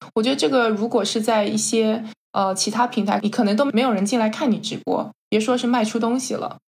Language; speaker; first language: Chinese; native; Chinese